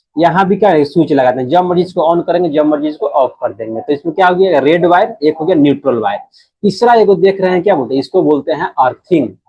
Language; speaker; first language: Hindi; native; Hindi